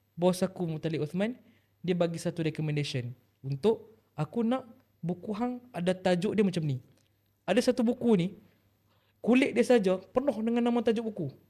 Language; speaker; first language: Malay; native; Malay